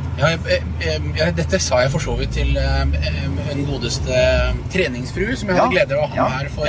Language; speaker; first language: Norwegian; native; Norwegian